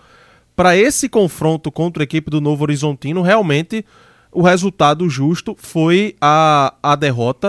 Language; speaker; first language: Portuguese; native; Portuguese